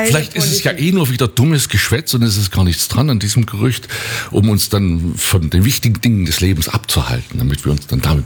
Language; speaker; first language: German; native; German